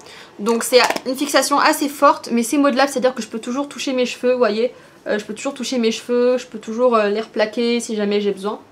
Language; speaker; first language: French; native; French